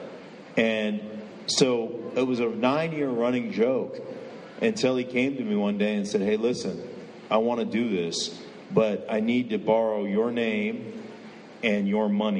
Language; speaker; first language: English; native; English